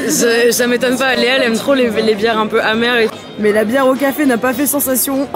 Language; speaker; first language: French; native; French